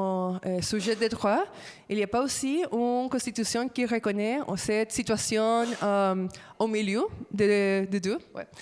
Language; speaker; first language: French; non-native, fluent; Spanish